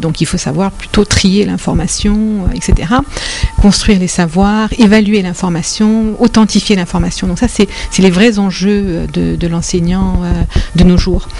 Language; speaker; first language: French; native; French